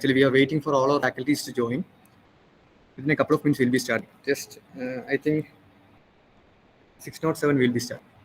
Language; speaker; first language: English; non-native, local second language; Malayalam